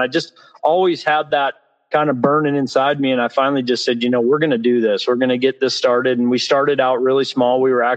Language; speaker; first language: English; native; English